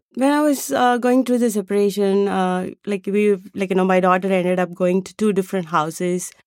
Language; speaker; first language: English; non-native, local second language; Tamil